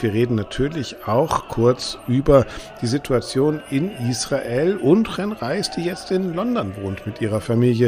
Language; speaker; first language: German; native; German